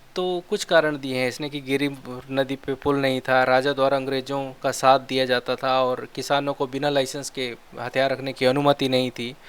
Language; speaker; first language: Hindi; non-native, local second language; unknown